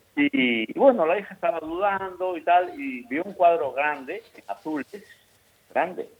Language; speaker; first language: Spanish; native; Spanish